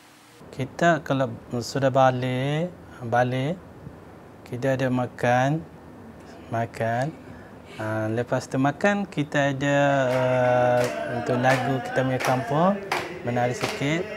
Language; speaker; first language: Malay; non-native, learner; Nepali